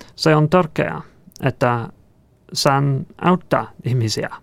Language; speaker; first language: Finnish; non-native, learner; English